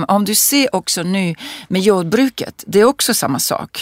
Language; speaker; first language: Swedish; non-native, fluent; Italian